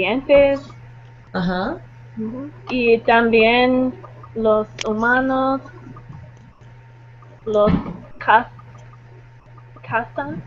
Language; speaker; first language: Spanish; non-native, learner; English